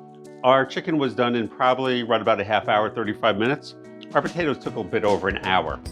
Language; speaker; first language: English; native; English